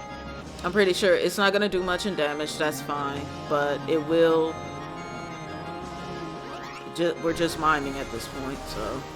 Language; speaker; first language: English; native; English